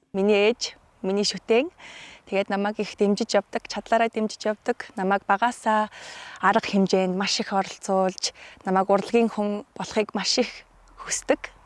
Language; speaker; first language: Mongolian; early bilingual, heritage; Mongolian